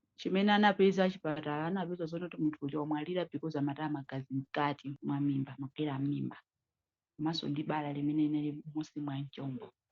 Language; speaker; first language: Nyanja; native; Nyanja